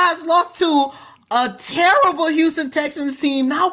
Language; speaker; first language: English; native; English